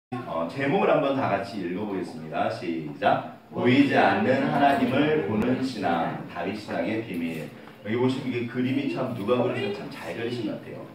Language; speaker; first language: Korean; native; Korean